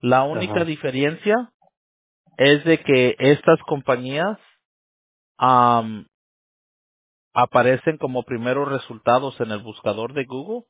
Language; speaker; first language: Spanish; native; Spanish